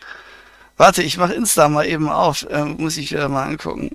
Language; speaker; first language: German; native; German